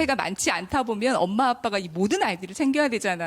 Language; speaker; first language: Korean; native; Korean